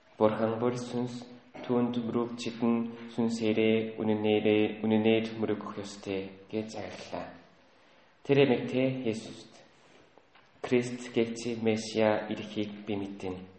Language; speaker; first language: Mongolian; native; Mongolian